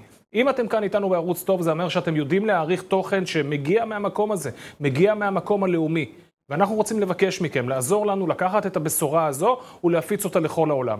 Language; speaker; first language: Hebrew; native; Hebrew